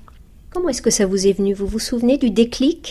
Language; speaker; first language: French; native; French